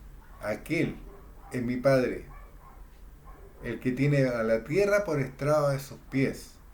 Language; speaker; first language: Spanish; native; Spanish